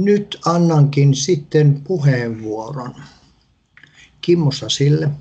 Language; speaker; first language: Finnish; native; Finnish